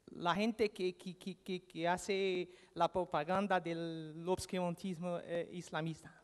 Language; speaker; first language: Italian; non-native, learner; Arabic